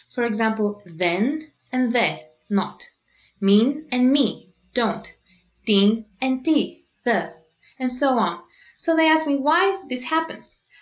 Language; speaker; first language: English; non-native, fluent; Greek